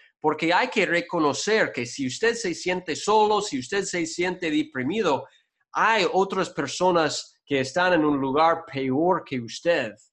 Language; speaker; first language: Spanish; non-native, fluent; English